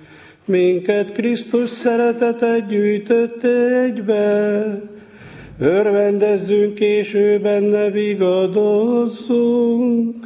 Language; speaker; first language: Hungarian; native; Hungarian